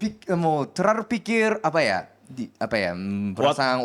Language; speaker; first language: Indonesian; non-native, learner; Japanese